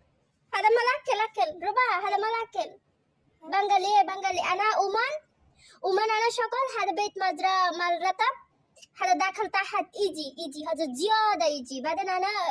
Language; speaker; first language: Arabic; non-native, learner; Bangla